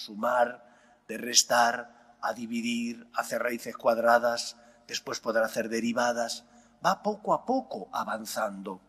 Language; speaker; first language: Spanish; native; Spanish